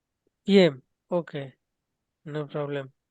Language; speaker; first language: English; non-native, learner; Bangla